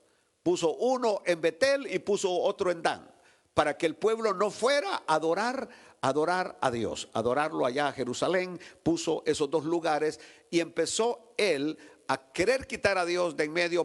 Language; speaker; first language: Spanish; native; Spanish